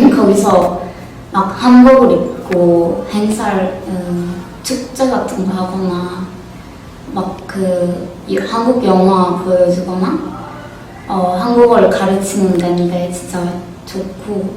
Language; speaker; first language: Korean; non-native, fluent; Turkish